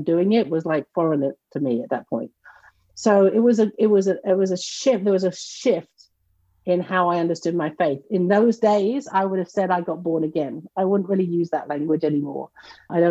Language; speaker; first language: English; native; English